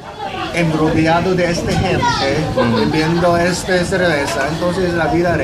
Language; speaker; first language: Spanish; non-native, fluent; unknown